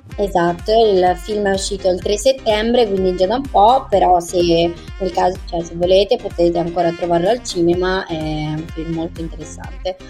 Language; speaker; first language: Italian; native; Italian